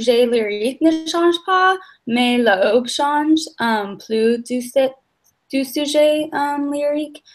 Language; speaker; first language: French; non-native, learner; English